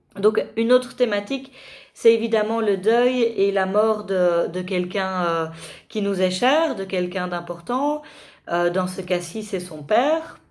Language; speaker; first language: French; native; French